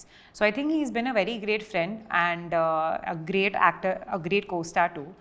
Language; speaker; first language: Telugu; non-native, learner; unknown